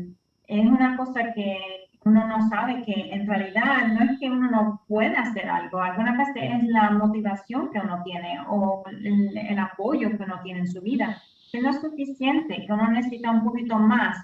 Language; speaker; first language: Spanish; early bilingual, heritage; Spanish